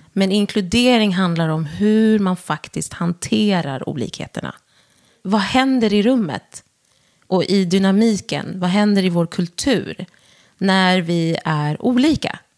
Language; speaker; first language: Swedish; early bilingual, other home language; Wolof